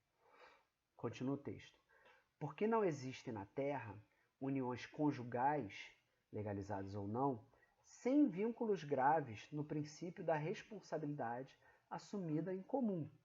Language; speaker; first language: Portuguese; native; Portuguese